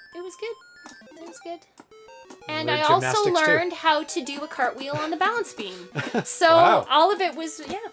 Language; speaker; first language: English; native; English